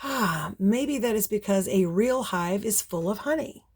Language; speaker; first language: English; native; English